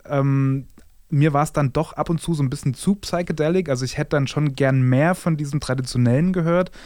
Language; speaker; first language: German; native; German